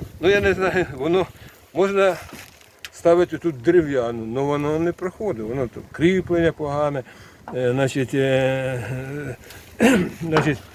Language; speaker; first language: Ukrainian; native; Ukrainian